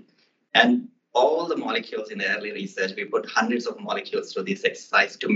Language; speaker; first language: English; non-native, local second language; Telugu